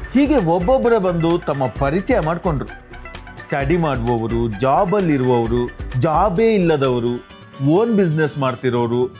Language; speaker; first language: Kannada; non-native, local second language; Tulu